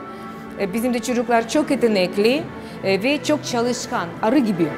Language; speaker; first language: Turkish; non-native, learner; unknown